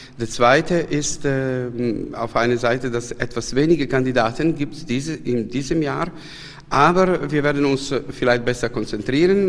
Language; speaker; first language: German; non-native, fluent; Serbian